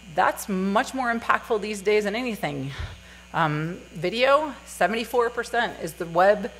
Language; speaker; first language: English; native; English